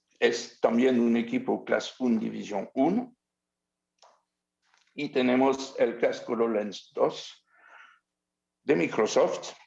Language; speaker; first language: Spanish; non-native, learner; French